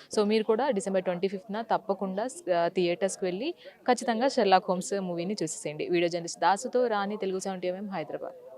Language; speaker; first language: Telugu; native; Telugu